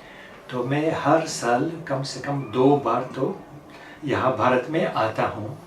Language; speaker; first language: Hindi; non-native, fluent; Russian